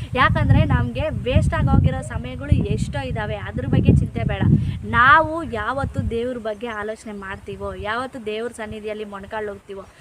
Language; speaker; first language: Kannada; non-native, local second language; Telugu